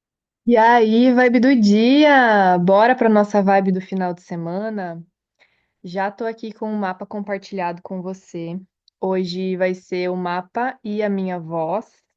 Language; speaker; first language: Portuguese; native; Portuguese